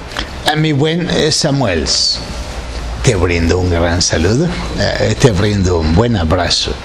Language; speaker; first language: Spanish; native; Spanish